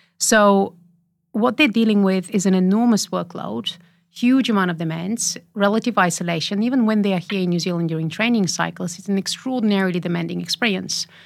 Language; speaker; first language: English; non-native, fluent; Bulgarian